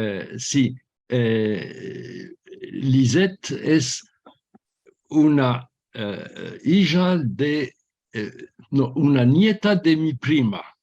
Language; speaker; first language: Spanish; early bilingual, heritage; Ladino